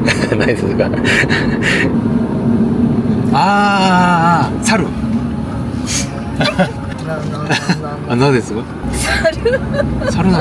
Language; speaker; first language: Japanese; non-native, learner; Korean